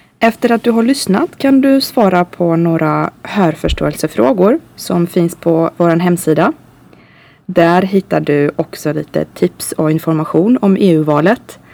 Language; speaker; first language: Swedish; native; Swedish